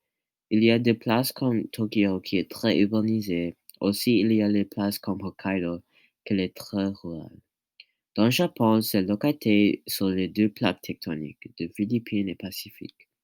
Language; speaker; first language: French; non-native, learner; English